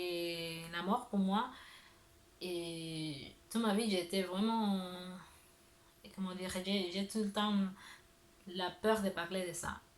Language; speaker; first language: French; non-native, learner; Spanish